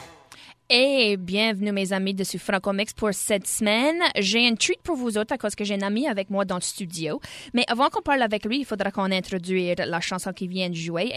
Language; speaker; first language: French; native; French